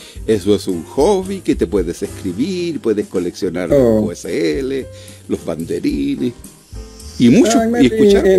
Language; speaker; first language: Spanish; native; Spanish